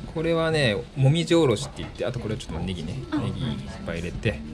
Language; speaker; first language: Japanese; native; Japanese